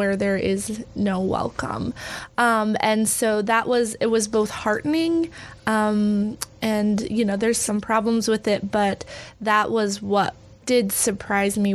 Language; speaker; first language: English; native; English